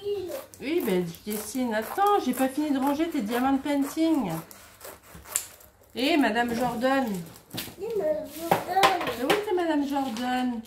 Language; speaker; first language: French; native; French